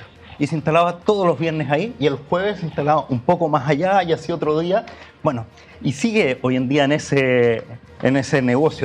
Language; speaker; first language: Spanish; native; Spanish